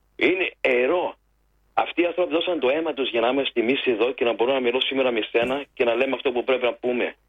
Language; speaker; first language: Greek; early bilingual, heritage; Greek